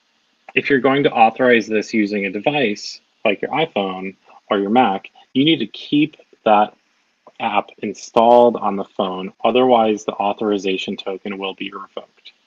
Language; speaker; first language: English; native; English